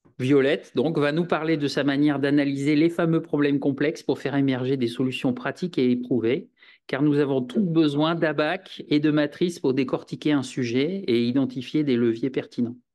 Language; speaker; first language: French; native; French